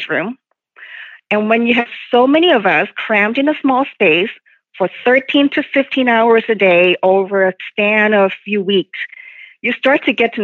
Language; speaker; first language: English; non-native, local second language; Cantonese